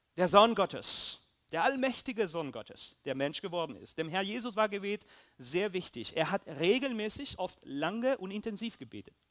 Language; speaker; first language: German; early bilingual, heritage; Spanish